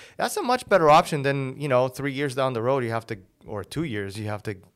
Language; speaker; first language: English; non-native, fluent; Portuguese